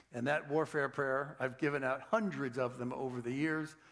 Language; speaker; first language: English; native; English